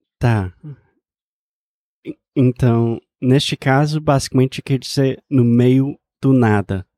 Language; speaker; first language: Portuguese; non-native, fluent; English